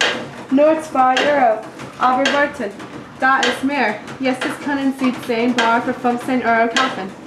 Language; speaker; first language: German; non-native, learner; English